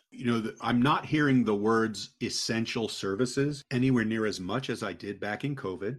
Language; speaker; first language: English; native; English